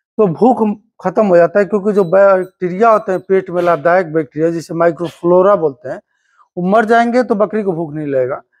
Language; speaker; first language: Hindi; native; Hindi